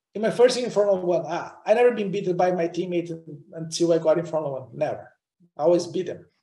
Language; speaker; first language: English; non-native, fluent; Portuguese